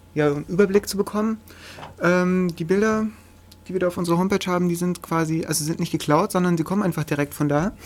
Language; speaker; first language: German; native; German